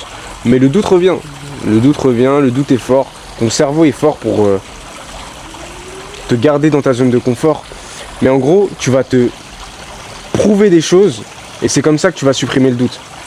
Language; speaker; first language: French; native; French